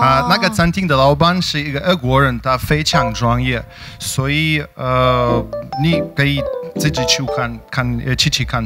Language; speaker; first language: Chinese; non-native, fluent; Russian